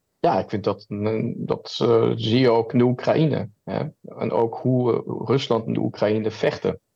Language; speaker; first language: Dutch; early bilingual, heritage; German